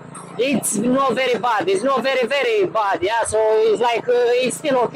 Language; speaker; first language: English; non-native, learner; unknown